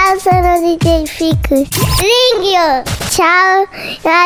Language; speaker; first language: Italian; native; Italian